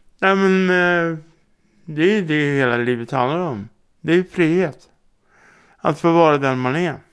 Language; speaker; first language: Swedish; native; Swedish